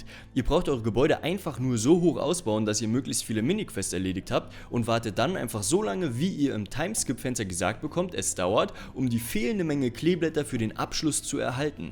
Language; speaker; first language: German; native; German